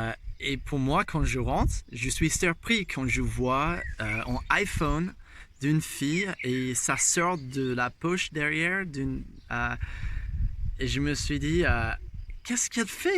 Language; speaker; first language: French; non-native, fluent; English